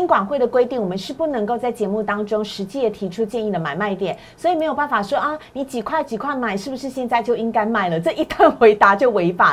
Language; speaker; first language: Chinese; native; Chinese